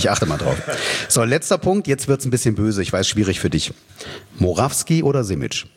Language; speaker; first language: German; native; German